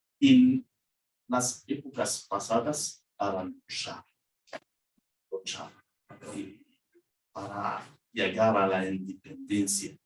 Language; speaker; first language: Spanish; non-native, learner; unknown